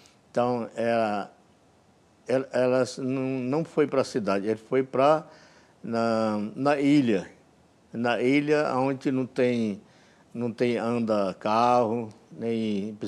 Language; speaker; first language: Portuguese; non-native, local second language; Yanomámi